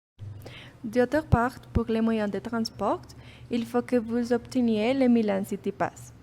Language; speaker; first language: French; non-native, learner; Spanish